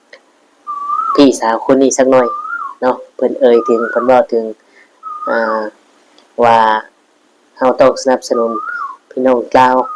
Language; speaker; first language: Thai; non-native, local second language; Northeastern Thai